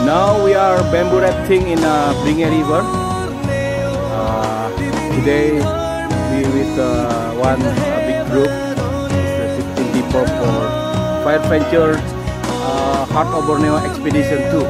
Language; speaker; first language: English; non-native, learner; Indonesian